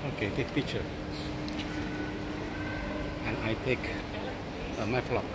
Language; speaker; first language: English; non-native, learner; Indonesian